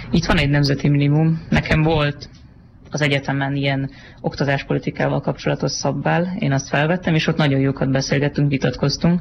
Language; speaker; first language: Hungarian; native; Hungarian